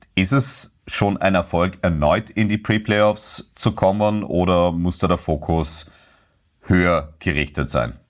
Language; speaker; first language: German; native; German